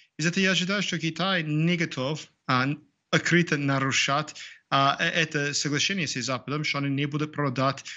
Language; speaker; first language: Russian; non-native, fluent; English